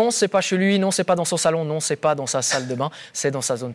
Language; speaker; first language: French; native; French